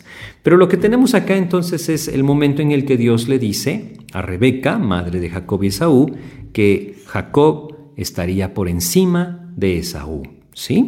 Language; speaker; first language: Spanish; native; Spanish